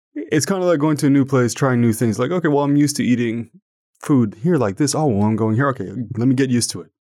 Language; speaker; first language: English; non-native, fluent; French